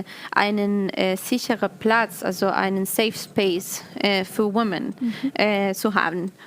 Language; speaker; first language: German; non-native, learner; Spanish